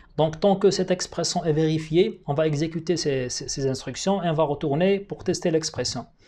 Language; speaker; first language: French; non-native, local second language; Arabic